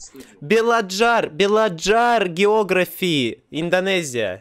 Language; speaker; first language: Indonesian; non-native, learner; Russian